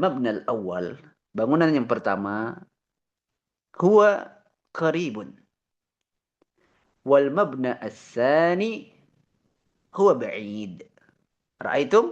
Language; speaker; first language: Arabic; non-native, fluent; Indonesian